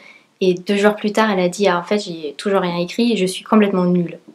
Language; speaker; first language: French; native; French